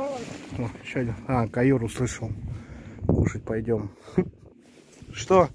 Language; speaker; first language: Russian; native; Russian